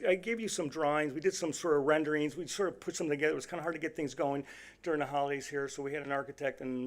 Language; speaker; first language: English; native; English